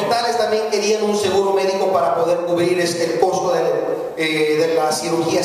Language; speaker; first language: Spanish; native; Spanish